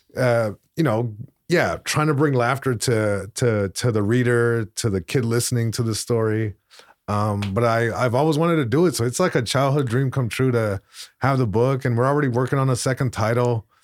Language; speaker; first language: English; early bilingual, other home language; Spanish